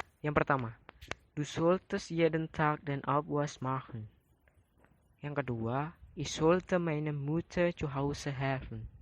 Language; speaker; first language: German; non-native, learner; Indonesian